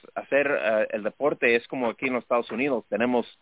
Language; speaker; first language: Spanish; early bilingual, heritage; Spanish